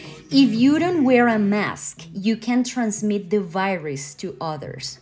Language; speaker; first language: English; non-native, fluent; Spanish